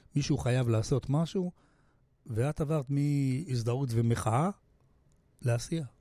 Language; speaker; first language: Hebrew; native; Hebrew